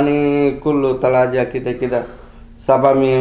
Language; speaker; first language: Arabic; non-native, learner; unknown